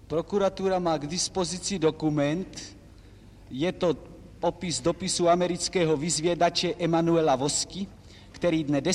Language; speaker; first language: Czech; native; Czech